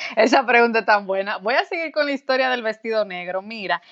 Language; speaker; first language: Spanish; native; Spanish